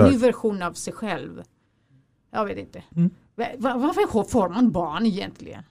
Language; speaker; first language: Swedish; non-native, fluent; Greek